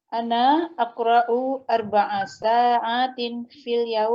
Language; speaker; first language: Arabic; non-native, learner; Indonesian